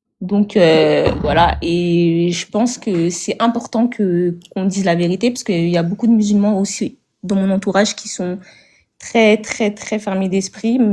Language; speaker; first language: French; native; French